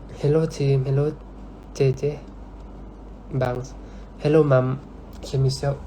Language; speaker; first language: English; non-native, learner; Thai